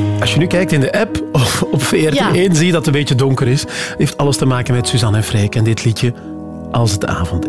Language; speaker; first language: Dutch; native; Dutch